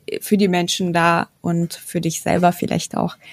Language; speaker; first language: German; non-native, fluent; Russian